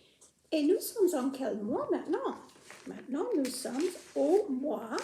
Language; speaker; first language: French; non-native, fluent; English